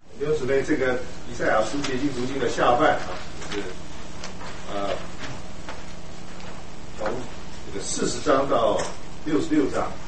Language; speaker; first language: Chinese; native; Chinese